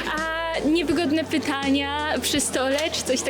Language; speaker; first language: Polish; native; Polish